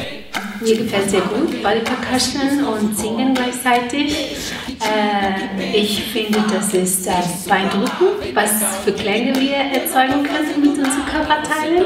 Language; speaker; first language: German; non-native, fluent; Portuguese